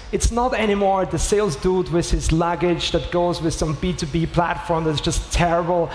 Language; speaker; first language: English; non-native, fluent; German